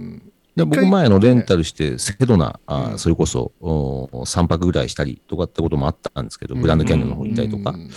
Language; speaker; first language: Japanese; native; Japanese